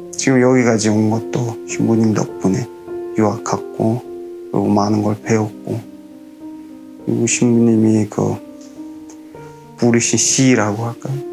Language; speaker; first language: Korean; non-native, fluent; Mongolian